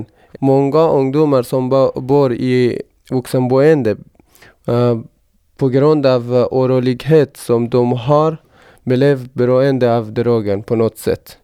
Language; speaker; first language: Swedish; non-native, fluent; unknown